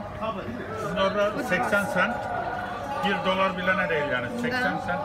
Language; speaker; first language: Turkish; native; Turkish